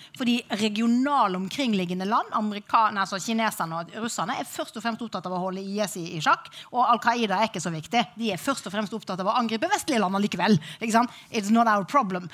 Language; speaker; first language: Norwegian; native; Norwegian